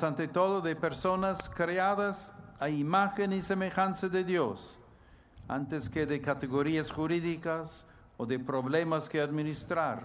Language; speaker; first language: Spanish; non-native, fluent; English